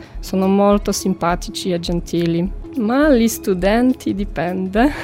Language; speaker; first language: Italian; non-native, fluent; Polish